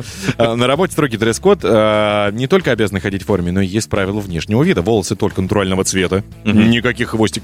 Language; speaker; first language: Russian; native; Russian